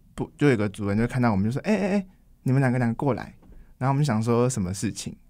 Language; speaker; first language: Chinese; native; Chinese